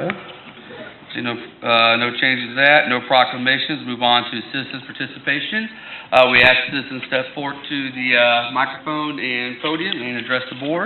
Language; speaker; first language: English; native; English